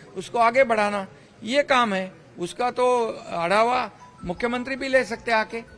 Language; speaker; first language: Hindi; non-native, local second language; Marathi